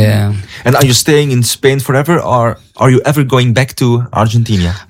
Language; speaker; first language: English; non-native, fluent; Dutch